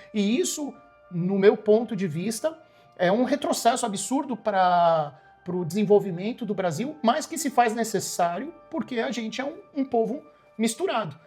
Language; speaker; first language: Portuguese; native; Portuguese